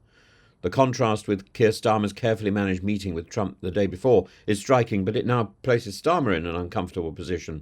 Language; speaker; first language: English; native; English